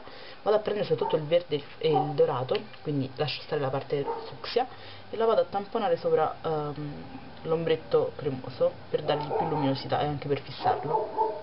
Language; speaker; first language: Italian; native; Italian